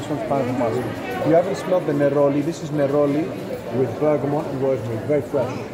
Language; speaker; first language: English; native; English